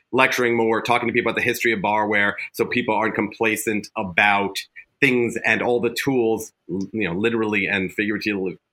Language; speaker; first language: English; native; English